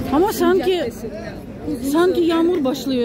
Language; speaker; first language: Turkish; non-native, fluent; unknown